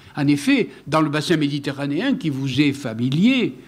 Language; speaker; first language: French; non-native, local second language; Occitan